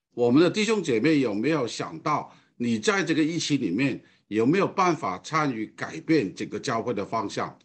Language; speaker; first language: Chinese; non-native, fluent; Cantonese